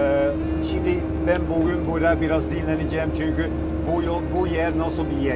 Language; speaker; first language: Turkish; non-native, fluent; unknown